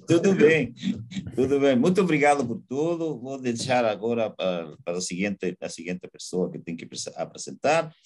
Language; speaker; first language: Portuguese; non-native, learner; Spanish